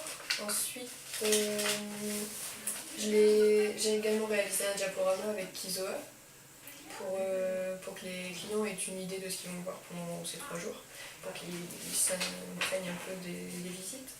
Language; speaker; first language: French; native; French